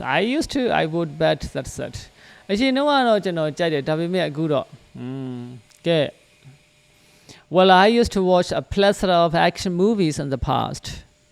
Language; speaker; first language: English; non-native, fluent; Burmese